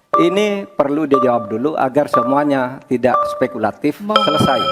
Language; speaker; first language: Indonesian; native; Indonesian